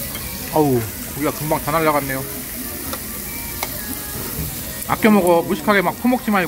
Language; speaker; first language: Korean; native; Korean